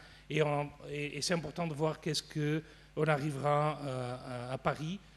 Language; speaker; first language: French; non-native, fluent; Portuguese